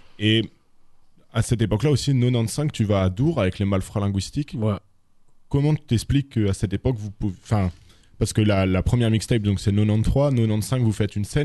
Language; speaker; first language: French; native; French